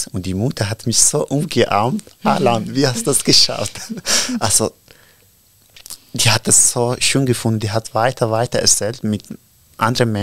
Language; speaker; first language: German; non-native, learner; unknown